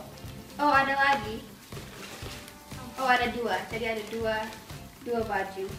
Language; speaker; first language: Indonesian; early bilingual, other home language; English